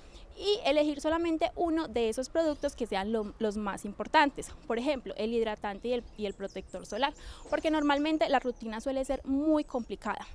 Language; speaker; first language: Spanish; native; Spanish